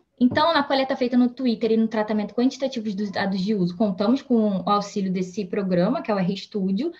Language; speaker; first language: Portuguese; native; Portuguese